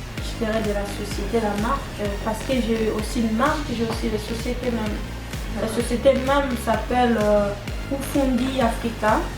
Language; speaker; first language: French; non-native, local second language; Lingala